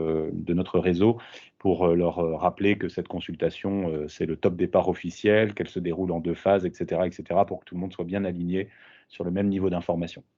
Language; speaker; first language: French; native; French